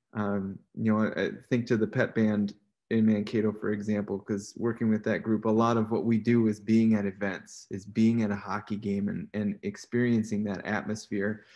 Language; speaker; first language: English; native; English